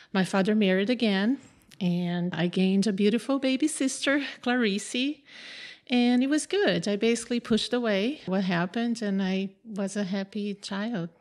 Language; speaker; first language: English; non-native, fluent; Portuguese